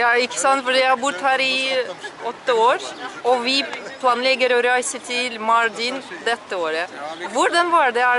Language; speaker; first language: Norwegian; non-native, fluent; Russian